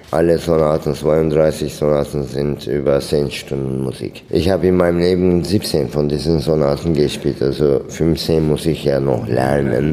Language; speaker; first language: German; non-native, fluent; Turkish